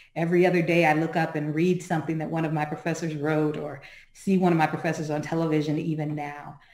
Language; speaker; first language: English; native; English